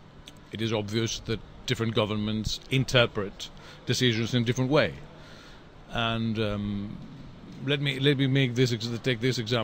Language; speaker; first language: English; non-native, fluent; Greek